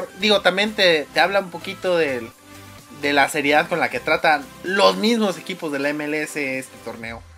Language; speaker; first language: Spanish; native; Spanish